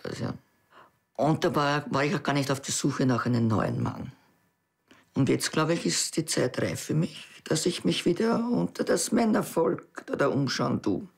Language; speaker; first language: German; native; German